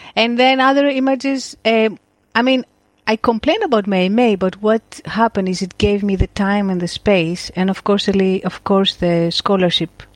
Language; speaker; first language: English; non-native, fluent; Greek